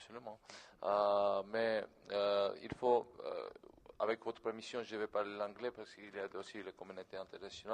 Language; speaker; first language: French; non-native, learner; Georgian